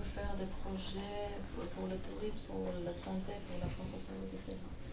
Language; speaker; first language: French; non-native, fluent; Armenian